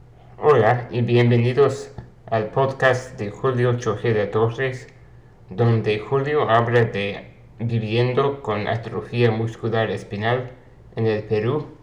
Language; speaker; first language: Spanish; non-native, fluent; English